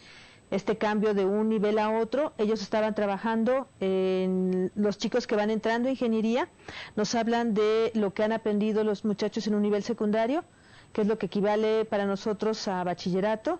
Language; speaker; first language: Spanish; native; Spanish